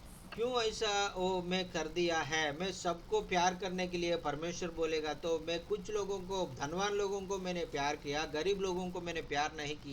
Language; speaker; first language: Hindi; non-native, local second language; Telugu